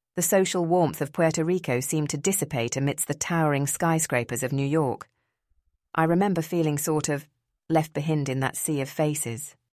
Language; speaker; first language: English; early bilingual, other home language; Spanish